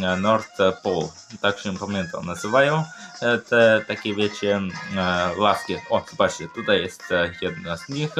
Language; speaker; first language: Polish; early bilingual, other home language; Ukrainian